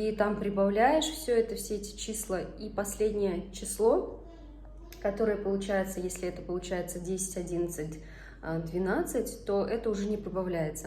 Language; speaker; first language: Russian; native; Russian